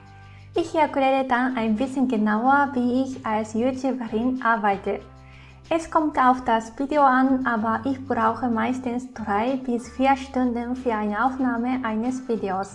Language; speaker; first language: German; non-native, fluent; Japanese